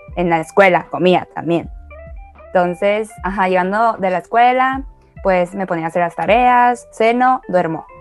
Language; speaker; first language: Spanish; early bilingual, other home language; Chinese